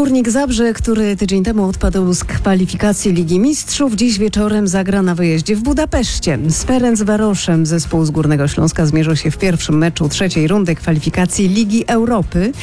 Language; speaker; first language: Polish; native; Polish